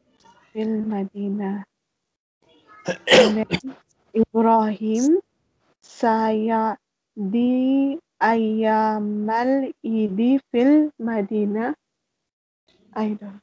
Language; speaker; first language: Arabic; non-native, learner; Malay